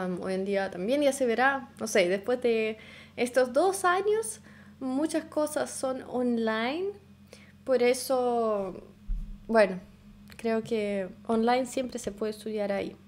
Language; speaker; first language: Spanish; non-native, fluent; Russian